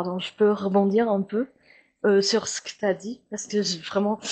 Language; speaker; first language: French; non-native, fluent; Chinese